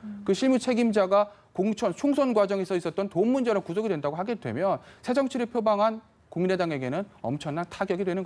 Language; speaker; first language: Korean; native; Korean